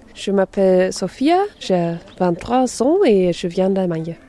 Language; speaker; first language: French; non-native, fluent; German